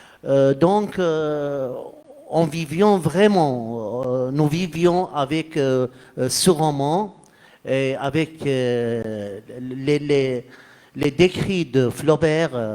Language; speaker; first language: French; non-native, fluent; Arabic